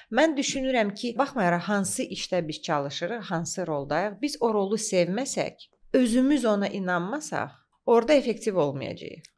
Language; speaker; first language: Azerbaijani; native; Azerbaijani